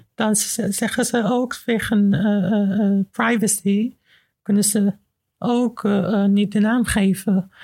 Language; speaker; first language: Dutch; non-native, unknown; Arabic